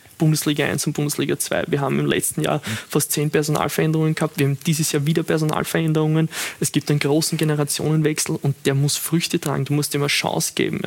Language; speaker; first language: German; native; German